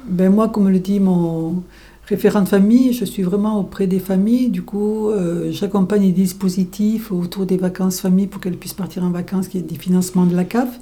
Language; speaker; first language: French; native; French